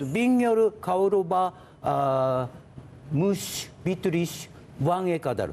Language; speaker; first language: Turkish; non-native, learner; Japanese